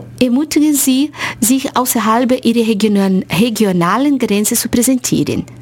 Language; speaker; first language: German; non-native, fluent; Portuguese